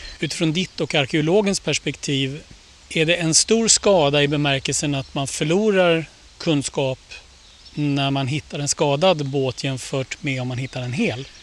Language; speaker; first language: Swedish; native; Swedish